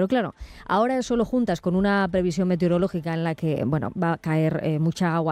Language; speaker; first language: Spanish; native; Spanish